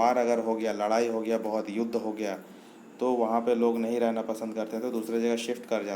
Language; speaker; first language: Hindi; native; Hindi